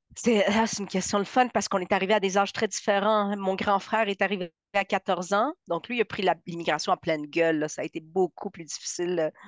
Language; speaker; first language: French; non-native, fluent; Spanish